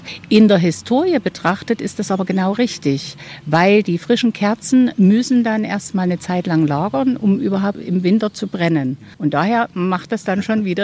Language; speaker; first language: German; native; German